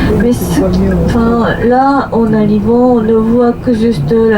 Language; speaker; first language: French; non-native, fluent; Japanese